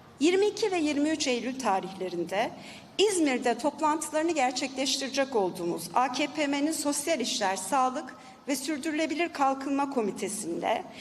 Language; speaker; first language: Turkish; native; Turkish